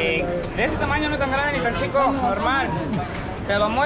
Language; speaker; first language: Spanish; native; Spanish